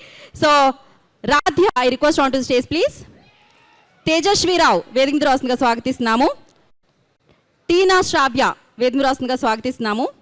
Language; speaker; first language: Telugu; native; Telugu